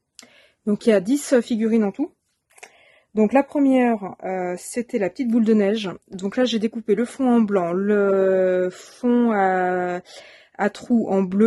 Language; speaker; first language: French; native; French